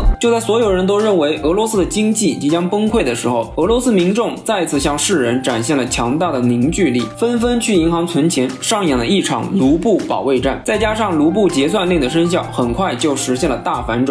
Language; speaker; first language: Chinese; native; Chinese